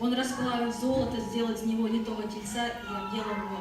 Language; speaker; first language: Russian; native; Russian